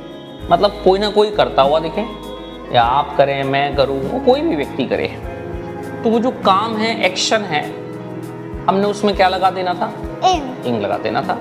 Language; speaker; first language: Hindi; native; Hindi